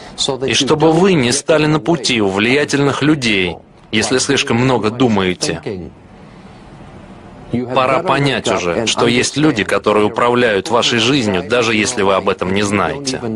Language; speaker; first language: Russian; native; Russian